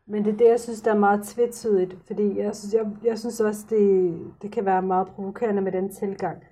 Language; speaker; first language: Danish; early bilingual, other home language; Arabic